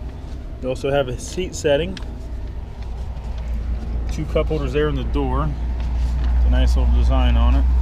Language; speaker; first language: English; native; English